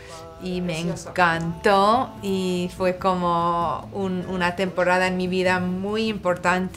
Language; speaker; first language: Spanish; non-native, fluent; English